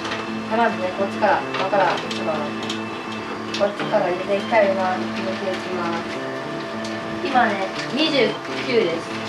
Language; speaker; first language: Japanese; native; Japanese